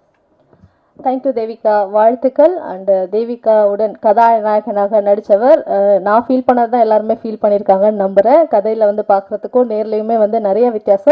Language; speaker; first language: Tamil; native; Tamil